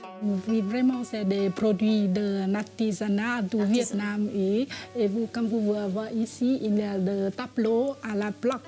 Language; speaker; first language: French; non-native, fluent; Vietnamese